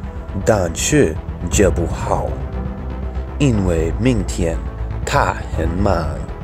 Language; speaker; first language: Chinese; non-native, learner; English